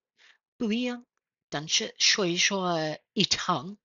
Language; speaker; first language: Chinese; non-native, learner; English